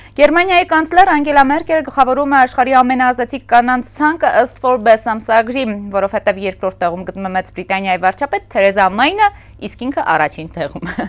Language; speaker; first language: Armenian; native; Armenian